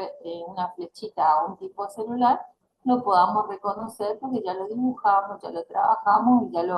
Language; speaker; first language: Spanish; native; Spanish